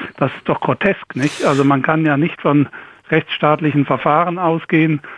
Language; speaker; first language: German; native; German